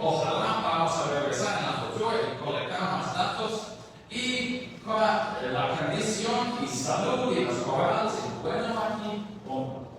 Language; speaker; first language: Spanish; non-native, learner; English